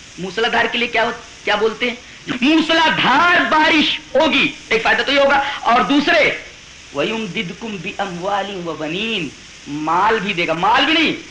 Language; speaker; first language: Urdu; native; Urdu